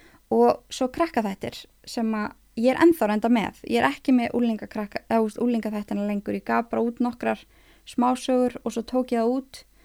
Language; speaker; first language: Icelandic; native; Icelandic